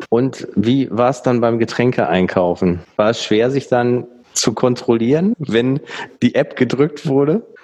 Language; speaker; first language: German; native; German